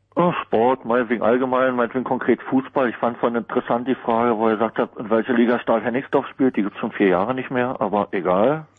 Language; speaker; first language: German; native; German